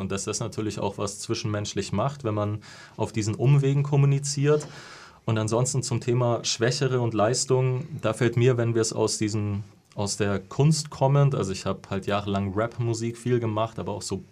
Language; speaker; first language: German; native; German